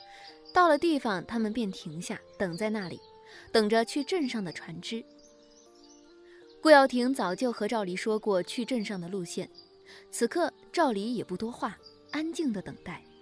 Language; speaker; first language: Chinese; native; Chinese